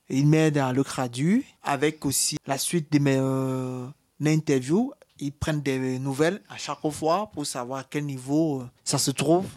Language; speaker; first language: French; native; French